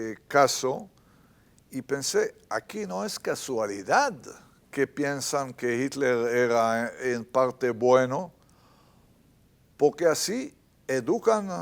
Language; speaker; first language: Spanish; non-native, fluent; Hebrew